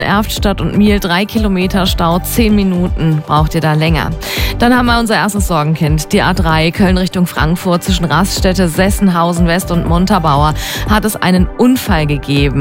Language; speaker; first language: German; native; German